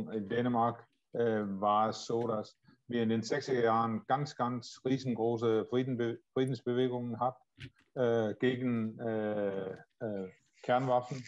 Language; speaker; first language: German; non-native, learner; Danish